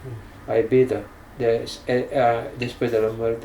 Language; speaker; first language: Spanish; non-native, fluent; English